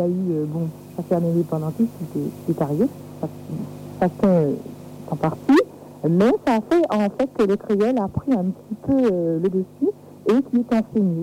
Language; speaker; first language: French; native; French